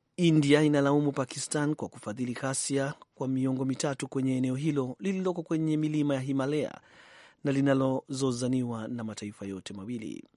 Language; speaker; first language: Swahili; native; Swahili